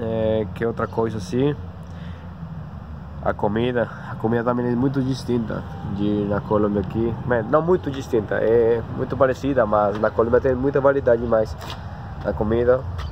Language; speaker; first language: Portuguese; non-native, learner; Spanish